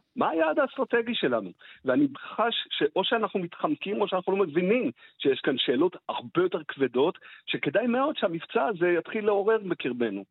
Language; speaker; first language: Hebrew; native; Hebrew